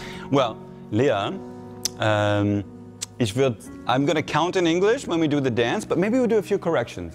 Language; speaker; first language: English; non-native, local second language; French